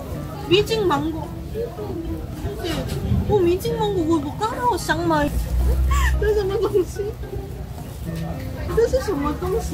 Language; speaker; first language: Chinese; non-native, learner; Korean